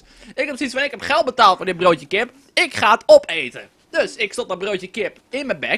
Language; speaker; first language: Dutch; native; Dutch